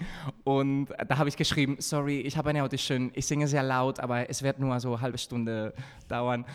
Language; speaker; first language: German; non-native, fluent; Spanish